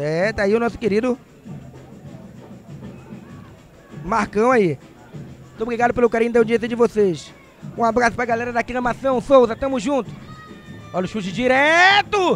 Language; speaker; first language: Portuguese; native; Portuguese